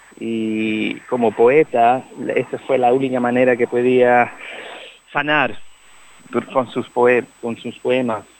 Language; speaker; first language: Spanish; early bilingual, heritage; Spanish